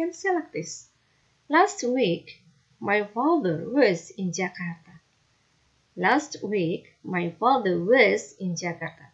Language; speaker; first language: English; non-native, fluent; Indonesian